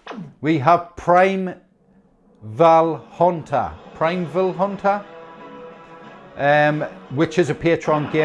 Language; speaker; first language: English; native; English